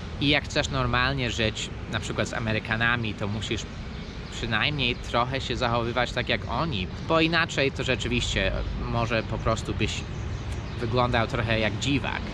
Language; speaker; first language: Polish; early bilingual, heritage; Polish